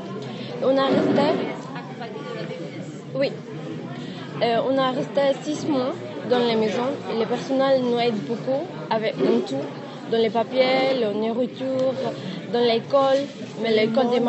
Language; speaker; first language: French; non-native, learner; Arabic